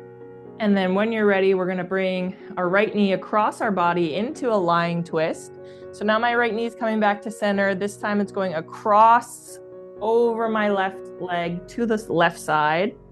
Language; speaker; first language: English; native; English